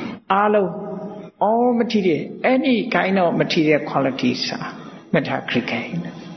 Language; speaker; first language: English; non-native, fluent; Burmese